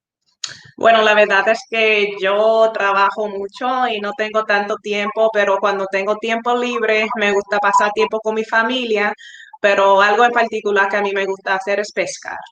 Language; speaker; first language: Spanish; non-native, fluent; English